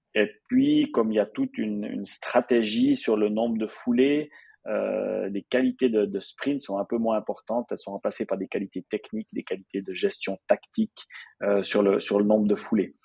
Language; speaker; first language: French; native; French